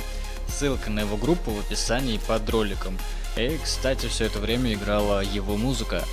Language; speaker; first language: Russian; native; Russian